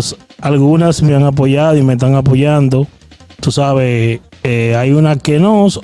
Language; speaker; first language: Spanish; native; Spanish